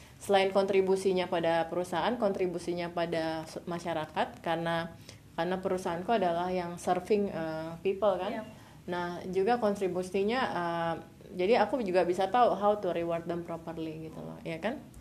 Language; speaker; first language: Indonesian; native; Indonesian